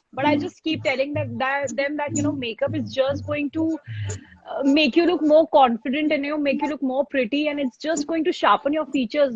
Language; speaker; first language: English; non-native, local second language; Hindi